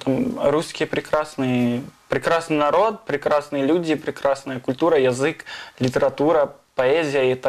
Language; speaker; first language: Ukrainian; non-native, learner; English